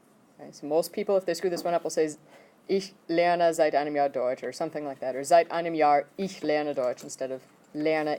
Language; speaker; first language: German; non-native, fluent; English